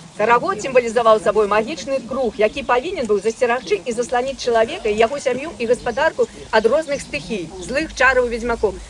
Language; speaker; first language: Belarusian; native; Belarusian